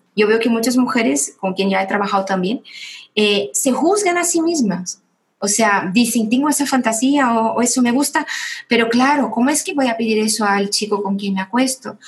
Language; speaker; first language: Spanish; non-native, fluent; Portuguese